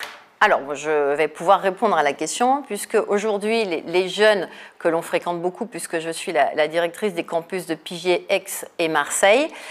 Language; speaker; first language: French; native; French